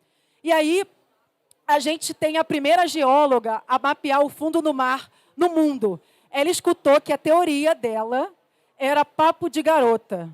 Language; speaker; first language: Portuguese; native; Portuguese